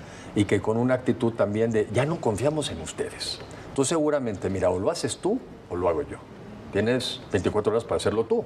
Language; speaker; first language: Spanish; native; Spanish